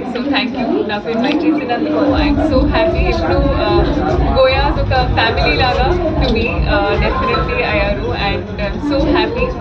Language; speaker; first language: Telugu; non-native, learner; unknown